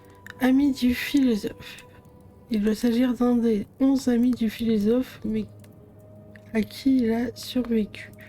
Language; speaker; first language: French; native; French